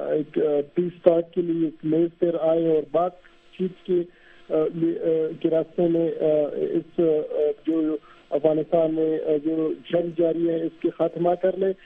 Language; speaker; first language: Hindi; non-native, fluent; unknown